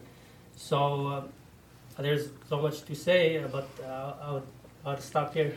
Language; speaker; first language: English; non-native, fluent; Arabic